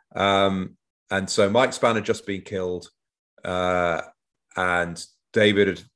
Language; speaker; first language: English; native; English